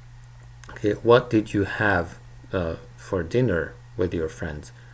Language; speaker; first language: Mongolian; non-native, fluent; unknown